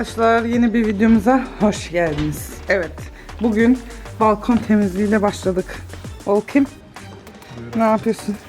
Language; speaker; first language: Turkish; early bilingual, heritage; Turkish